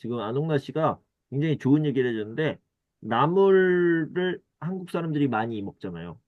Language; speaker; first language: Korean; native; Korean